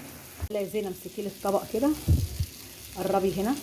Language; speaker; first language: Arabic; native; Arabic